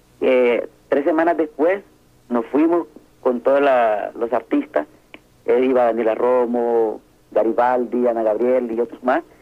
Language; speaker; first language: Spanish; native; Spanish